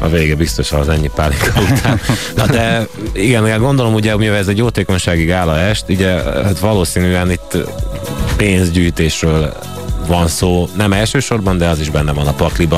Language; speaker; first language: Hungarian; native; Hungarian